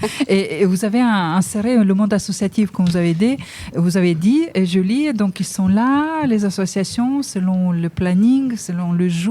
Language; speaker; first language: French; native; French